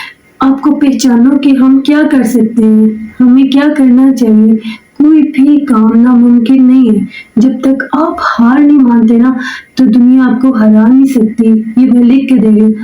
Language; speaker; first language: Urdu; native; Urdu